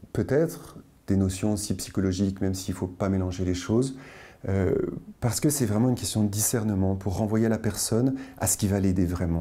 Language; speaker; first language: French; native; French